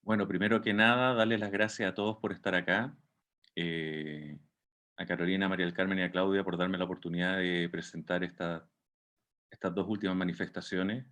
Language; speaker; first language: Spanish; native; Spanish